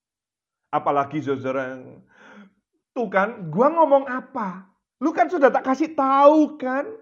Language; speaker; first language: Indonesian; native; Indonesian